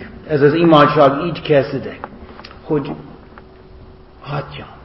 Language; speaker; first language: Hungarian; non-native, learner; English